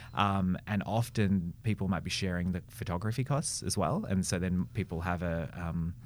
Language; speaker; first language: English; native; English